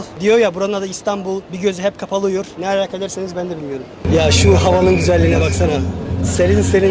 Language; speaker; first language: Turkish; native; Turkish